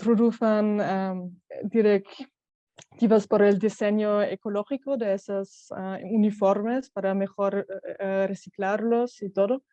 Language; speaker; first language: Spanish; non-native, fluent; French